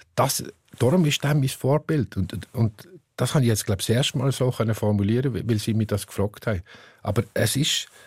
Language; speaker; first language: German; native; German